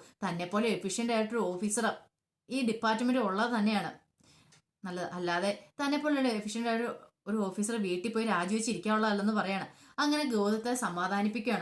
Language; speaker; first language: Malayalam; native; Malayalam